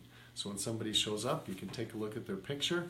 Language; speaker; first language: English; native; English